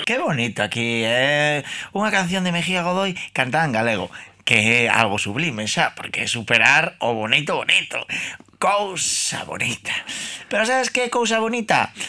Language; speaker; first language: Galician; non-native, local second language; Spanish